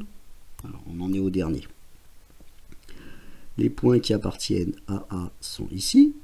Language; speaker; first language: French; native; French